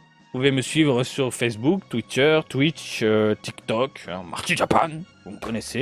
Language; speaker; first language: French; native; French